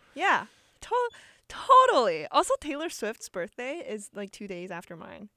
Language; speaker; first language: English; non-native, fluent; Chinese